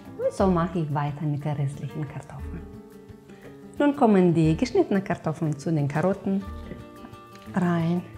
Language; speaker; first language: German; non-native, fluent; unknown